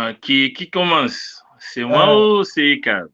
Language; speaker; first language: French; non-native, local second language; Luba-Lulua